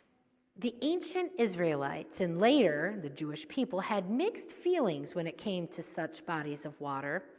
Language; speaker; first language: English; native; English